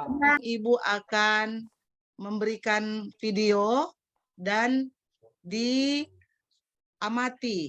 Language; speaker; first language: Indonesian; native; Indonesian